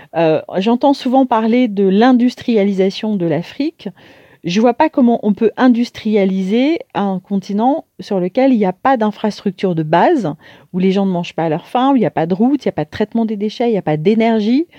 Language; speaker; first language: French; native; French